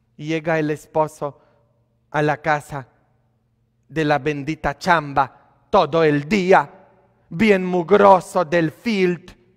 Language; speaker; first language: Spanish; non-native, fluent; Polish